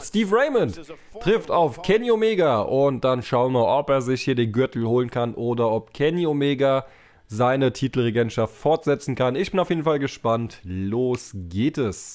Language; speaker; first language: German; native; German